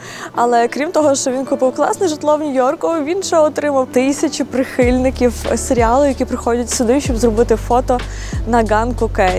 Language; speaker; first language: Ukrainian; native; Ukrainian